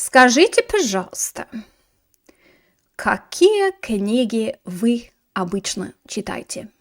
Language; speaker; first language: Russian; non-native, fluent; English